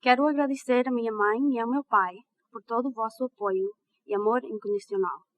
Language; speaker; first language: Portuguese; early bilingual, other home language; English